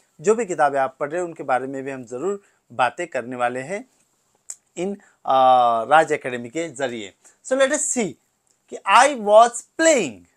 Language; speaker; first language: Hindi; native; Hindi